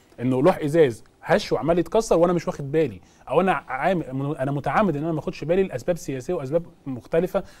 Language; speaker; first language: Arabic; native; Arabic